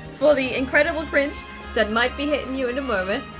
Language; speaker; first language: English; non-native, fluent; German